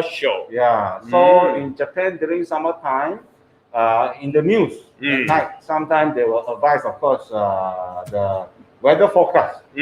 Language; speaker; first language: English; non-native, fluent; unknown